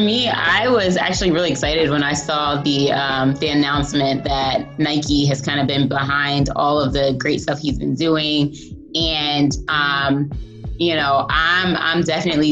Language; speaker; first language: English; native; English